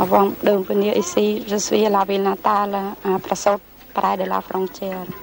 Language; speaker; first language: French; non-native, fluent; Khmer